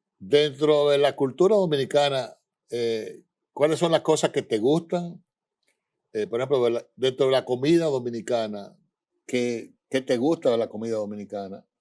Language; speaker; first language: Spanish; native; Spanish